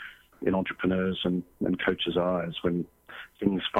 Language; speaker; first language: English; native; English